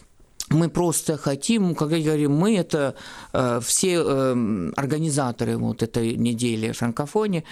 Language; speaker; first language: Russian; non-native, fluent; French